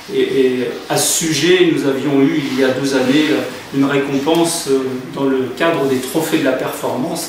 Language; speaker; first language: French; native; French